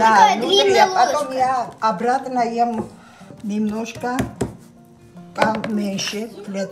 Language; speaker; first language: Russian; non-native, learner; Georgian